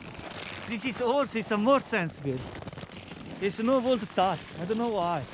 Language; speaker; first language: English; non-native, learner; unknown